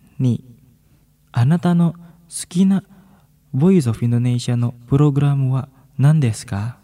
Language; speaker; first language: Japanese; non-native, fluent; Indonesian